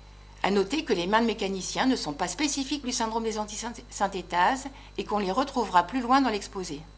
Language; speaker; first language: French; native; French